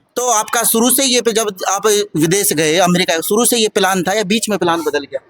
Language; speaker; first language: Hindi; native; Hindi